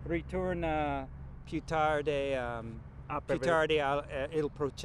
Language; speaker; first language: Italian; non-native, learner; English